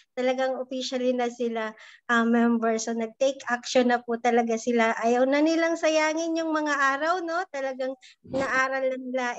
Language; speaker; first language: Filipino; native; Filipino